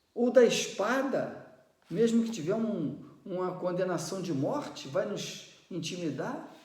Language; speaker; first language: Portuguese; native; Portuguese